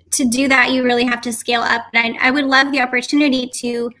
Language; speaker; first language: English; native; English